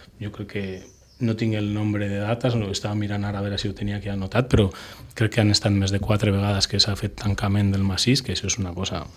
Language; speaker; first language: Catalan; non-native, local second language; Spanish